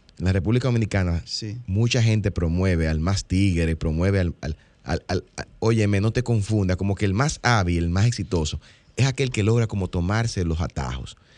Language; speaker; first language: Spanish; native; Spanish